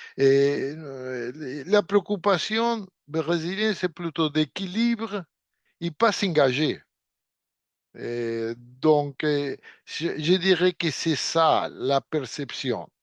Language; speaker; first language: French; non-native, fluent; Portuguese